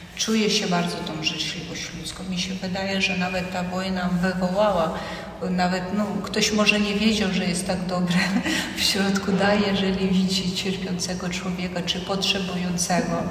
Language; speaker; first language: Polish; non-native, fluent; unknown